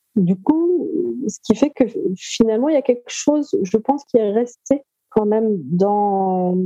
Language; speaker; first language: French; native; French